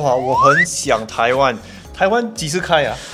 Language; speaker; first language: Chinese; non-native, local second language; English